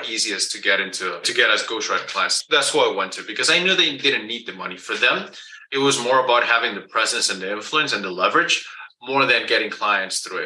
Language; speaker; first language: English; non-native, fluent; Spanish